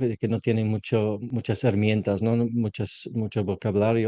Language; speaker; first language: Spanish; non-native, learner; English